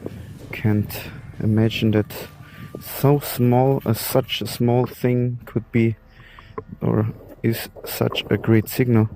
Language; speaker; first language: English; non-native, learner; German